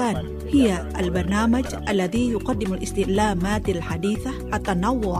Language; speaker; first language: Arabic; non-native, fluent; Indonesian